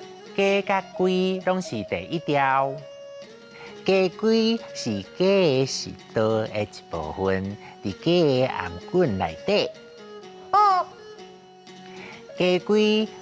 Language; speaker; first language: Chinese; native; Chinese